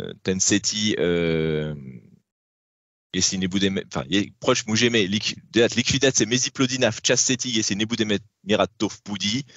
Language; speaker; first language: Czech; non-native, learner; French